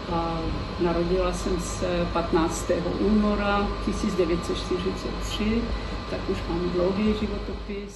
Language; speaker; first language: Czech; early bilingual, heritage; Czech